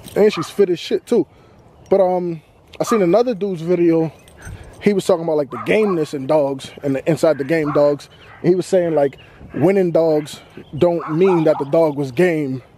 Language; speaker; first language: English; native; English